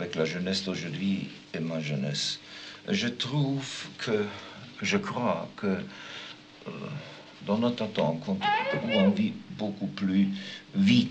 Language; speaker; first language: French; non-native, fluent; German